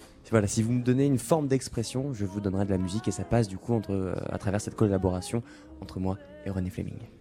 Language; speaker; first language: French; native; French